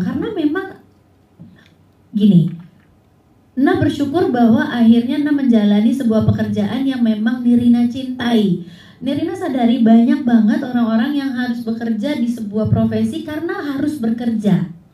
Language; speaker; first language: Indonesian; early bilingual, heritage; Indonesian